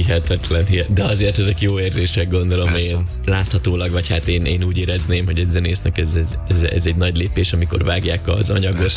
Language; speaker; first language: Hungarian; native; Hungarian